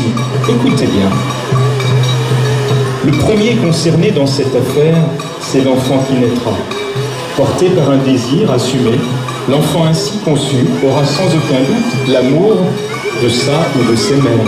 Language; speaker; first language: French; native; French